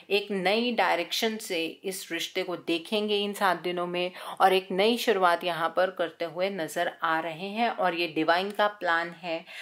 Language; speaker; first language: Hindi; native; Hindi